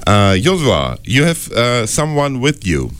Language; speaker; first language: English; non-native, fluent; German